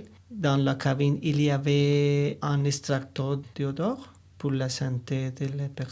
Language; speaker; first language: French; non-native, learner; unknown